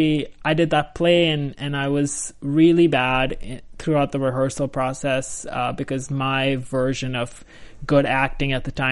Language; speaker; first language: English; non-native, local second language; Hindi